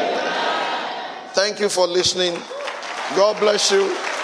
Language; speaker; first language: English; non-native, local second language; Yoruba